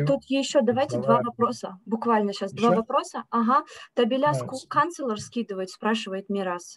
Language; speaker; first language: Russian; native; Russian